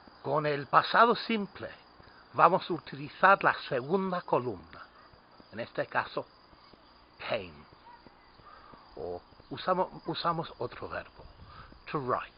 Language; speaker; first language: Spanish; non-native, fluent; English